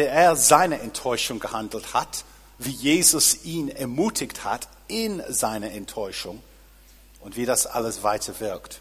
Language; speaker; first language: German; non-native, fluent; English